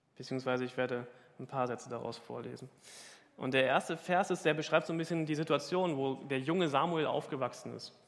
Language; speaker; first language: German; native; German